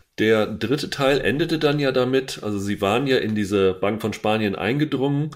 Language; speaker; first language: German; native; German